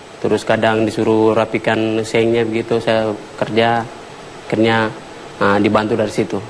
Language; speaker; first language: Indonesian; non-native, local second language; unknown